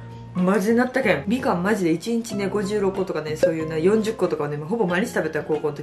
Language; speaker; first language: Japanese; native; Japanese